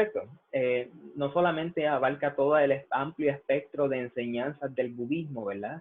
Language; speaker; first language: Spanish; native; Spanish